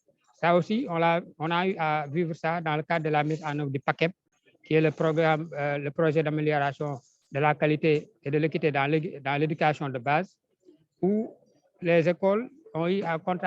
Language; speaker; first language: French; non-native, local second language; Wolof